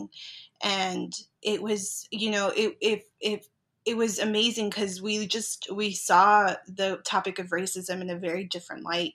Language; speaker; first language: English; native; English